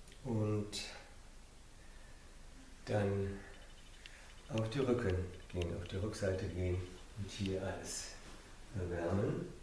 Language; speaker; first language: German; non-native, fluent; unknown